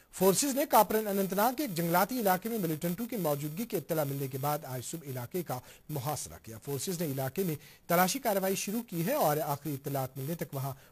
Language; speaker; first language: Urdu; non-native, local second language; Kashmiri